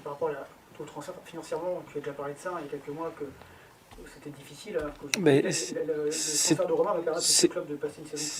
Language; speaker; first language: French; native; French